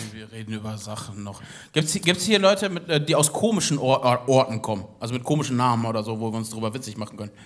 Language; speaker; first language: German; native; German